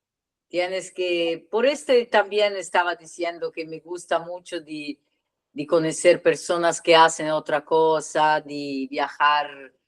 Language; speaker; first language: Spanish; non-native, learner; Italian